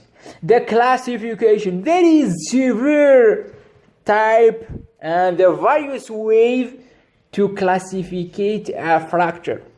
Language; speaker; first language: English; non-native, local second language; Arabic